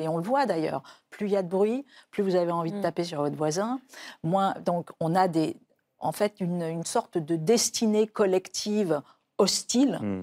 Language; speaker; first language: French; native; French